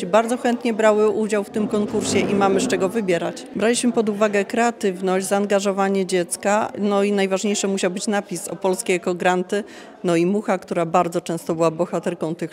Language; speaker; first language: Polish; native; Polish